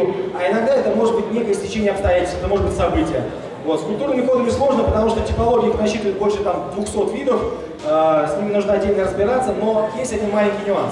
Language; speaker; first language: Russian; native; Russian